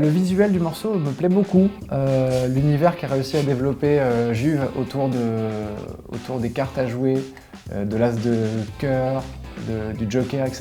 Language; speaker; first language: French; native; French